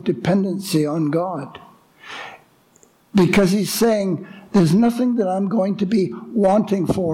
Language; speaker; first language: English; native; English